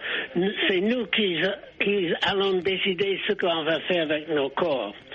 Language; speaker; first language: French; non-native, fluent; English